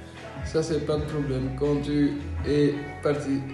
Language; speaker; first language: French; non-native, local second language; Dutch